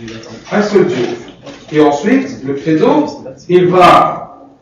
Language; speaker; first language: French; non-native, fluent; Arabic